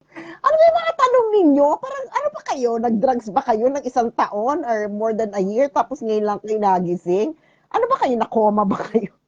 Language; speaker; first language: Filipino; native; Filipino